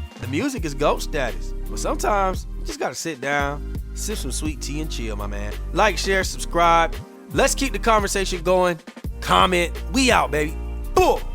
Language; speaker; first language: English; native; English